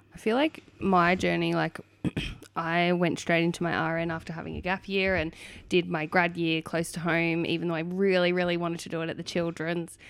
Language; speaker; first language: English; native; English